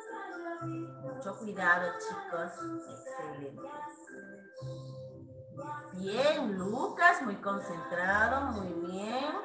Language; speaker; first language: Spanish; native; Spanish